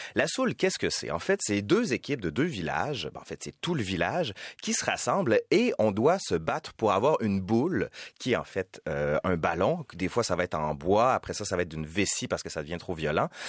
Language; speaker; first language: French; native; French